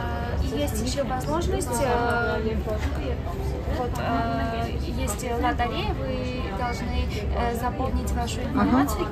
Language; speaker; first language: Russian; non-native, fluent; Armenian